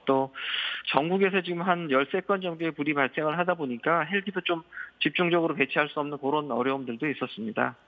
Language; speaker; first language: Korean; native; Korean